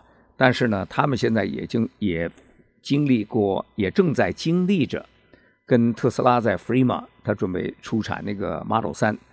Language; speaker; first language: Chinese; native; Chinese